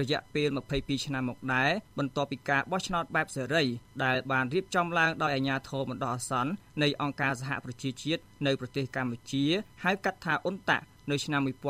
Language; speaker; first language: Khmer; native; Khmer